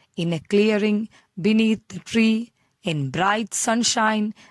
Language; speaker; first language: English; non-native, local second language; Malayalam